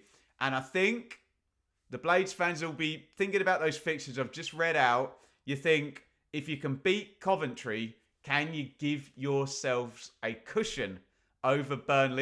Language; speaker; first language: English; native; English